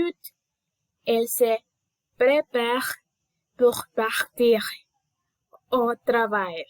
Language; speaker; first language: French; non-native, learner; Spanish